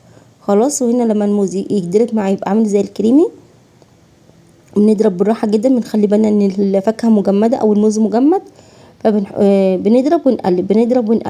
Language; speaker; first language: Arabic; native; Arabic